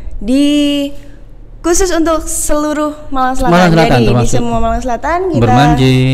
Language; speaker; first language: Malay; non-native, local second language; Javanese